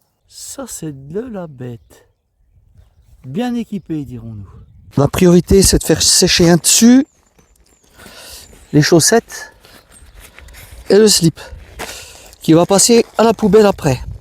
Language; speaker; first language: French; native; French